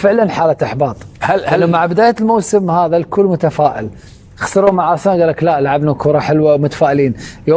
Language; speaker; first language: Arabic; native; Arabic